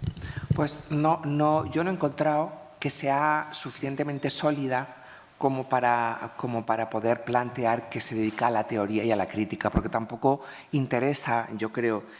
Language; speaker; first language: Spanish; native; Spanish